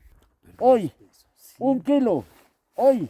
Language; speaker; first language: Spanish; native; Spanish